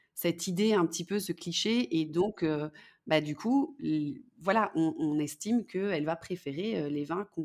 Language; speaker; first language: French; native; French